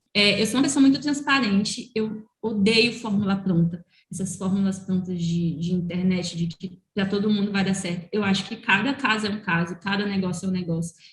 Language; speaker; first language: Portuguese; native; Portuguese